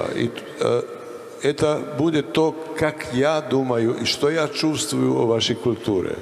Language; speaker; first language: Russian; non-native, learner; Serbian